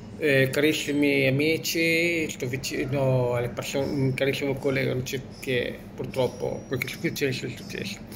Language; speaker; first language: Italian; native; Italian